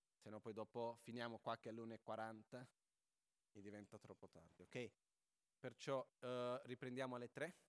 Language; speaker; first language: Italian; non-native, fluent; Portuguese